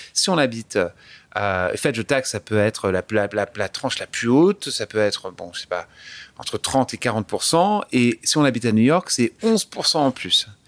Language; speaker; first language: French; early bilingual, other home language; English